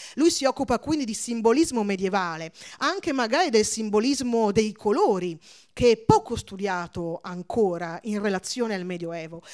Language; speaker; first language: Italian; early bilingual, other home language; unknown